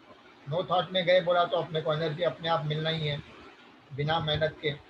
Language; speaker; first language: Hindi; native; Hindi